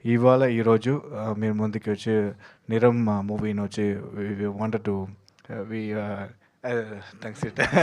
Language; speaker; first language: Telugu; early bilingual, heritage; Telugu